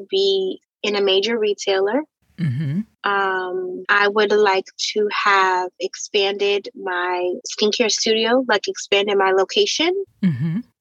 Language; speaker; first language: English; native; English